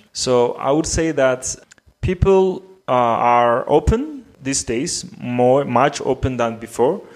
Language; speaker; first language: English; non-native, fluent; Amharic